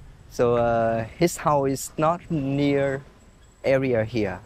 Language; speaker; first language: English; non-native, fluent; Vietnamese